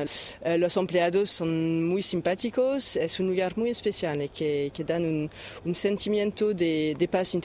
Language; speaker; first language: Spanish; non-native, fluent; French